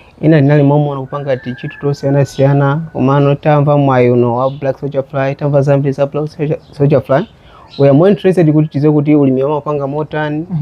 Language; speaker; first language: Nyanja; non-native, fluent; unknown